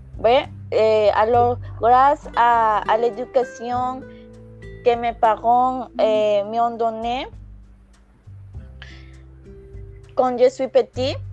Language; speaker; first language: French; non-native, learner; Spanish